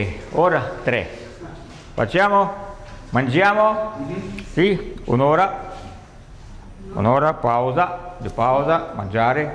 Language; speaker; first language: Italian; non-native, learner; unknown